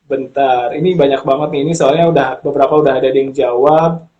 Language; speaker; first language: Indonesian; native; Indonesian